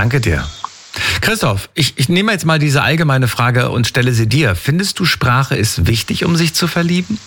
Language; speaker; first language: German; native; German